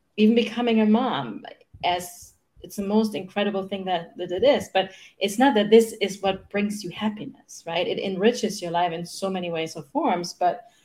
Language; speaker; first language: English; non-native, fluent; German